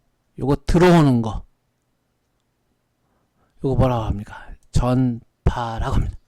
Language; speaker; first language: Korean; native; Korean